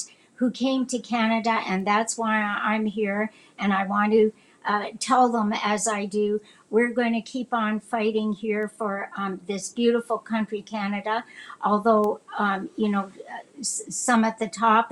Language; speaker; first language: English; native; English